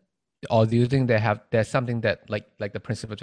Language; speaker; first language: English; non-native, local second language; Chinese